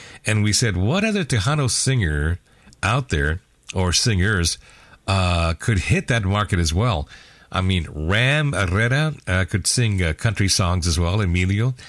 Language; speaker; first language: English; native; English